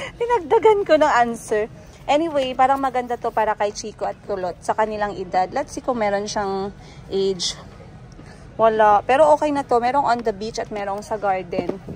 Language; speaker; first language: Filipino; non-native, local second language; Cebuano